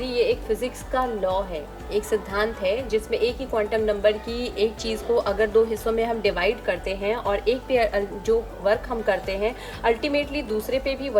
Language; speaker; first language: Hindi; native; Hindi